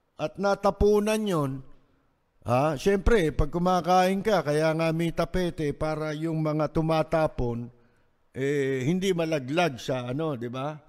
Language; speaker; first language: Filipino; native; Filipino